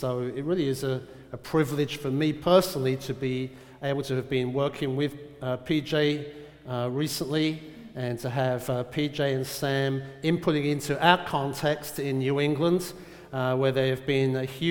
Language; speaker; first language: English; native; English